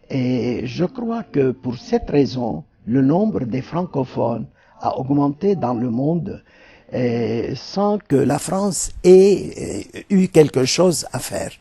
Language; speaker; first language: French; non-native, fluent; Turkish